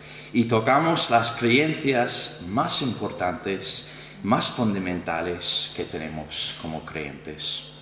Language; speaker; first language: Spanish; non-native, fluent; English